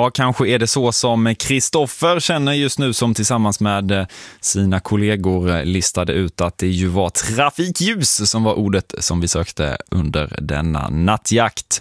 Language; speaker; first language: Swedish; native; Swedish